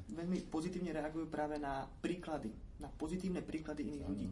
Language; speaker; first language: Slovak; native; Slovak